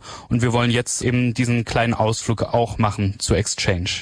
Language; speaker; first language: German; native; German